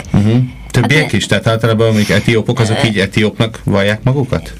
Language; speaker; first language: Hungarian; native; Hungarian